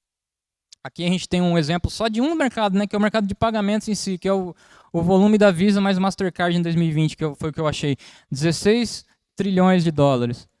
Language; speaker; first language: Portuguese; native; Portuguese